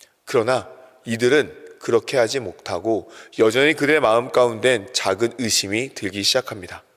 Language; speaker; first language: Korean; native; Korean